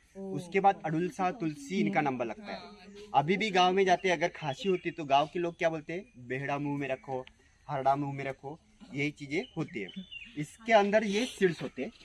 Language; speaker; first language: Hindi; non-native, local second language; Marathi